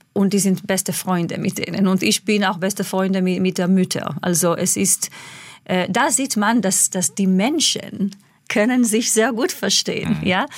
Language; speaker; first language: German; non-native, fluent; Hebrew